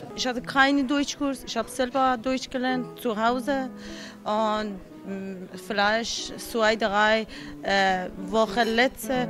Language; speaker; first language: German; non-native, learner; Persian